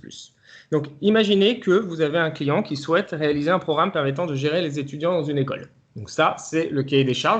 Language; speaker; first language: French; native; French